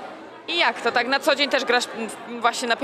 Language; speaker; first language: Polish; native; Polish